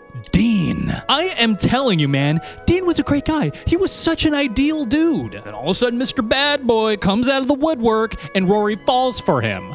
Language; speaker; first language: English; native; English